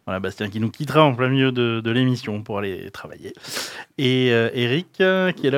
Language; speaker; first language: French; native; French